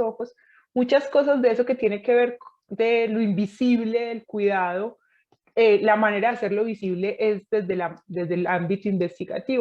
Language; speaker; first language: Spanish; native; Spanish